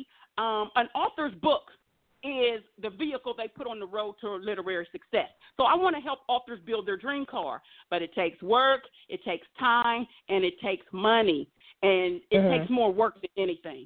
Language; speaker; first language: English; native; English